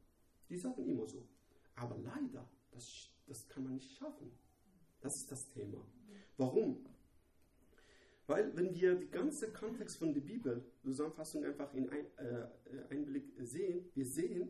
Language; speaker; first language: German; non-native, learner; Persian